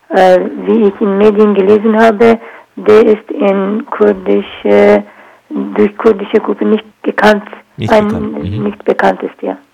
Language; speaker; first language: German; non-native, learner; Kurdish